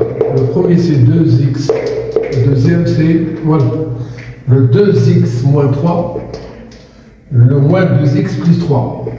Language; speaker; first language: French; non-native, local second language; Arabic